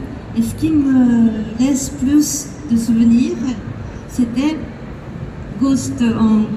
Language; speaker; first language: French; non-native, fluent; Japanese